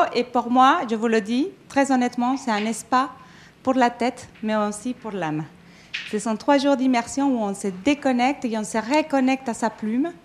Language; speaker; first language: French; non-native, fluent; Spanish